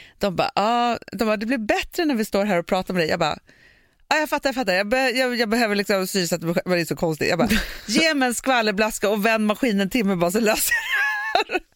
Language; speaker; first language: Swedish; native; Swedish